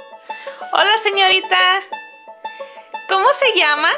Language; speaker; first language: Spanish; early bilingual, heritage; Spanish